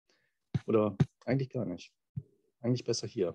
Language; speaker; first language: German; native; German